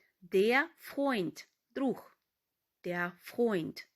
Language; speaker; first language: German; non-native, fluent; Ukrainian